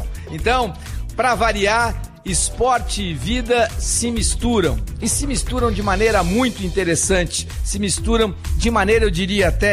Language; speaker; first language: Portuguese; native; Portuguese